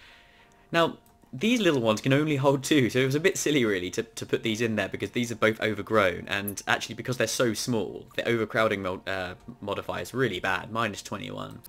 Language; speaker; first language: English; native; English